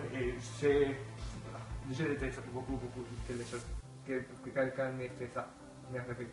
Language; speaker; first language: French; non-native, learner; Spanish